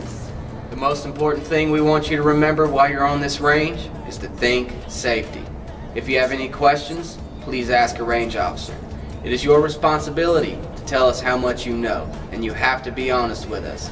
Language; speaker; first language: English; native; English